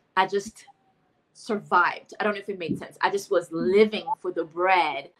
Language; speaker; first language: English; non-native, fluent; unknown